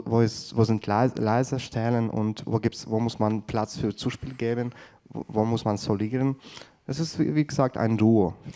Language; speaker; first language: German; non-native, fluent; Ukrainian